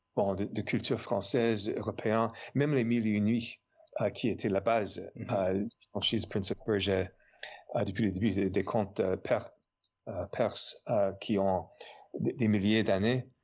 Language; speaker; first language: French; non-native, fluent; English